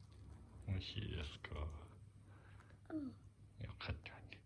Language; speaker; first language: Japanese; native; Japanese